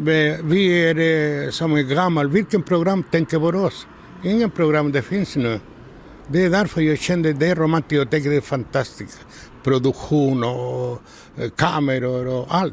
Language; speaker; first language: Swedish; non-native, learner; Spanish